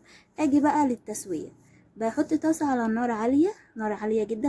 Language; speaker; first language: Arabic; native; Arabic